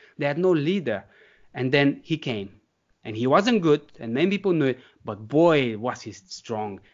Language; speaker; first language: English; non-native, fluent; Bulgarian